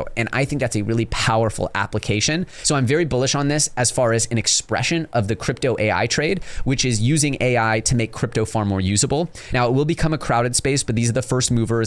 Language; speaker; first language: English; native; English